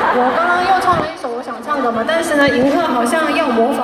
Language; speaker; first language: Chinese; native; Chinese